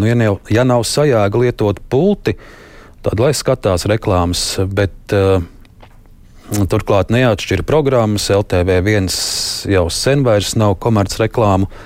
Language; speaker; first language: Latvian; native; Latvian